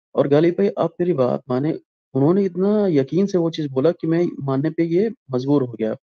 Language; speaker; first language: Hindi; native; Hindi